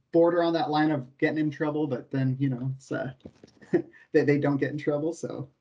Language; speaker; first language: English; native; English